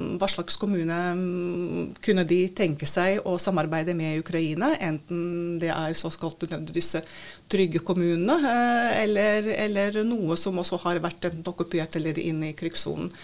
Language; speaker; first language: Norwegian; non-native, fluent; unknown